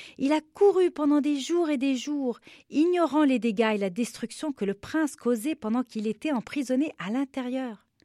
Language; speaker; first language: French; non-native, local second language; Arabic